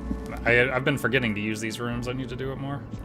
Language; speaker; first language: English; native; English